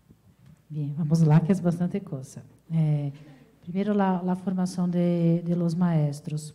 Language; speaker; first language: Spanish; non-native, fluent; Portuguese